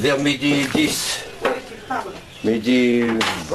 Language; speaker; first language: French; native; French